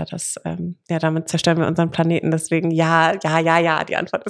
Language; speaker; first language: German; native; German